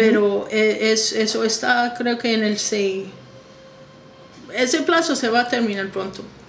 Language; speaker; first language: Spanish; non-native, fluent; English